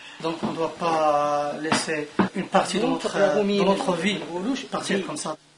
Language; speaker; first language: French; non-native, local second language; Arabic